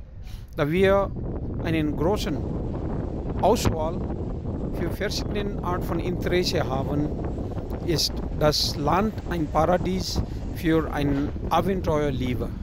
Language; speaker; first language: German; non-native, learner; Nepali